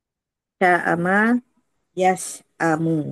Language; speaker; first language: Arabic; non-native, learner; Indonesian